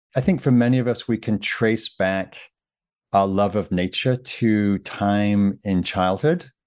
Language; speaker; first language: English; native; English